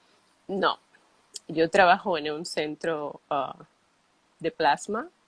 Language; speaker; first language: Spanish; early bilingual, heritage; Spanish